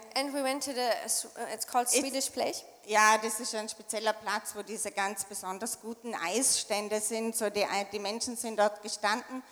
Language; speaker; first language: German; native; German